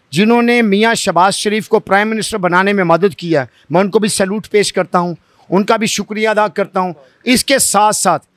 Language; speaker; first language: Urdu; non-native, local second language; Punjabi